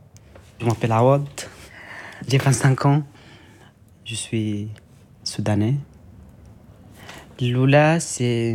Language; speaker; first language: French; non-native, learner; Arabic